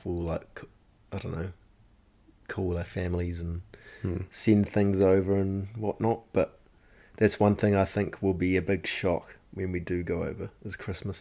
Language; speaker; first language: English; native; English